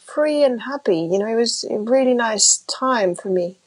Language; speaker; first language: English; non-native, fluent; French